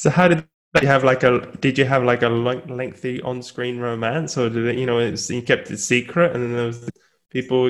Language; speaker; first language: English; native; English